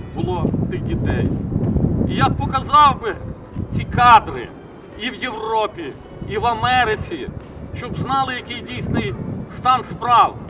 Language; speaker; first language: Ukrainian; native; Ukrainian